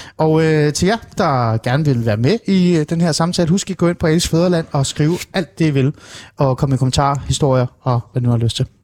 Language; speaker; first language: Danish; non-native, local second language; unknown